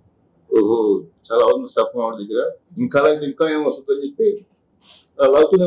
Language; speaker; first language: Telugu; native; Telugu